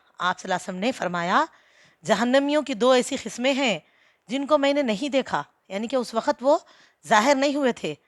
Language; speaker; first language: Urdu; native; Urdu